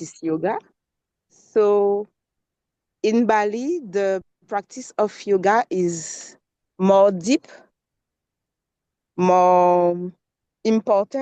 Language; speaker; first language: English; non-native, learner; French